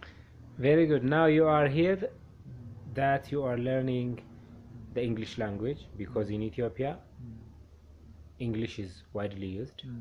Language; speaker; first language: English; non-native, local second language; Amharic